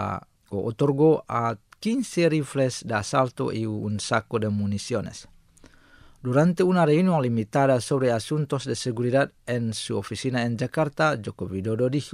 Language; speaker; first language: Spanish; non-native, fluent; Indonesian